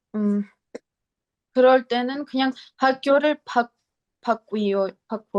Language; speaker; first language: Korean; non-native, learner; Armenian